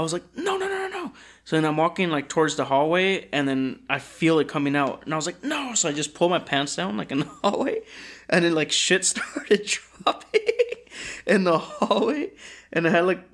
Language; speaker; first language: English; early bilingual, other home language; Spanish